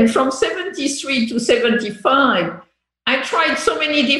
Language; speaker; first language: English; non-native, fluent; French